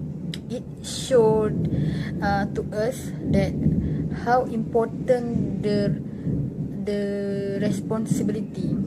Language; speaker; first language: English; non-native, local second language; Malay